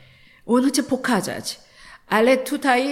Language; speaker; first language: Polish; non-native, learner; Korean